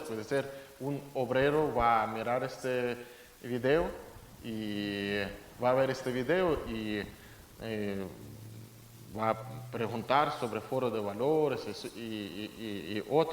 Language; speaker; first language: Spanish; non-native, fluent; Russian